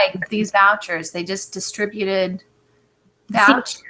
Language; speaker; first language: English; native; English